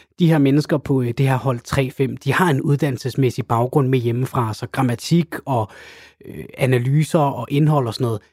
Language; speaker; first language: Danish; native; Danish